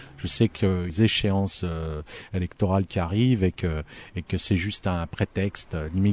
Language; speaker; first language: French; early bilingual, other home language; Arabic